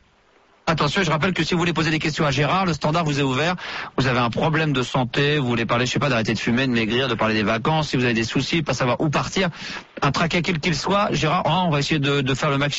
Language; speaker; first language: French; native; French